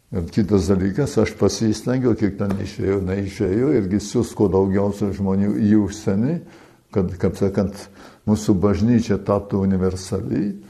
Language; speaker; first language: Lithuanian; early bilingual, heritage; Lithuanian